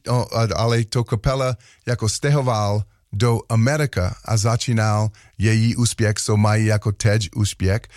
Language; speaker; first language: Czech; non-native, learner; Slovak